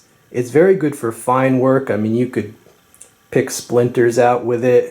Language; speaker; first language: English; native; English